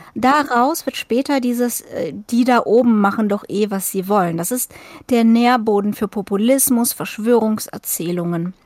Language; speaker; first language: German; early bilingual, other home language; Russian